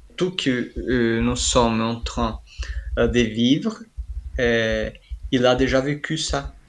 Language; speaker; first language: French; non-native, fluent; Portuguese